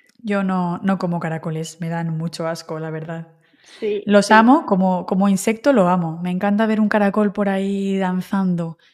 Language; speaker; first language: Spanish; native; Spanish